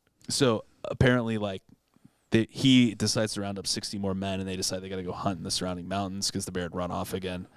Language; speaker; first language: English; native; English